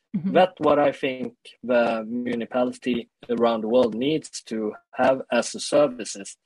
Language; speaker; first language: English; early bilingual, other home language; Swedish